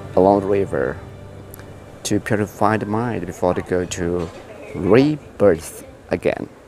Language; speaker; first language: English; non-native, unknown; Thai